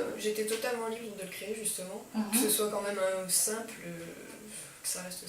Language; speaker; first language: French; native; French